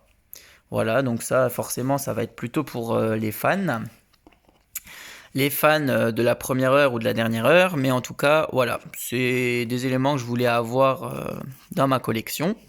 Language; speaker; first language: French; native; French